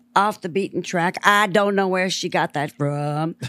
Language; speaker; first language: English; native; English